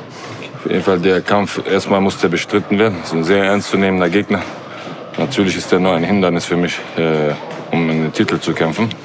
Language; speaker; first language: German; native; German